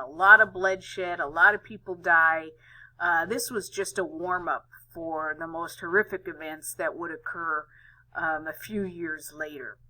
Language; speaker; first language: English; native; English